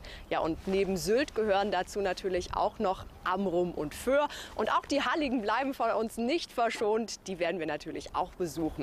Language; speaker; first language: German; native; German